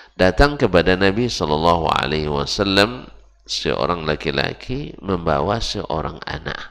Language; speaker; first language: Indonesian; native; Indonesian